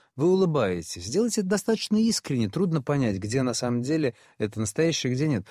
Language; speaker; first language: Russian; native; Russian